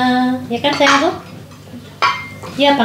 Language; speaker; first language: Indonesian; native; Indonesian